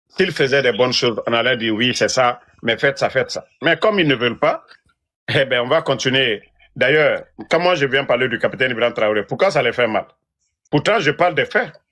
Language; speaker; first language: French; non-native, local second language; Mandingo